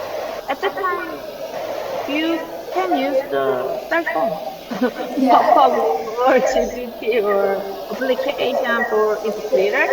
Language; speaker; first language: English; non-native, learner; Korean